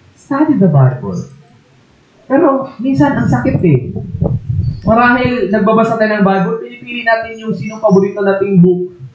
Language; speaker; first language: Filipino; non-native, local second language; Waray